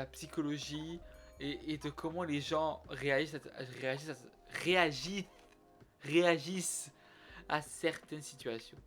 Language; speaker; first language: French; native; French